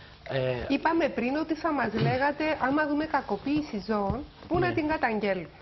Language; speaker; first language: Greek; native; Greek